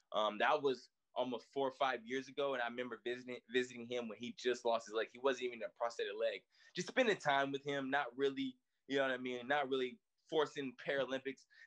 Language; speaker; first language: English; native; English